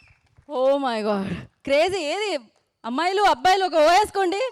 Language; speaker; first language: Telugu; native; Telugu